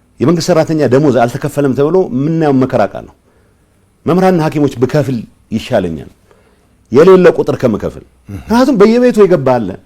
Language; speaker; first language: Amharic; non-native, local second language; Tigrinya